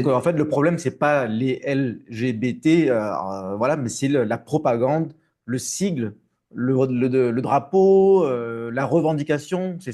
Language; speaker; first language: French; native; French